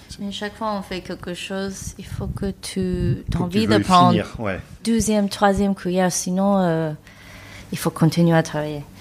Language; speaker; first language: French; non-native, learner; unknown